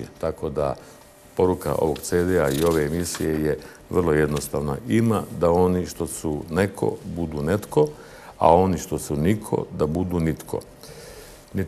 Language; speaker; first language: Bosnian; native; Bosnian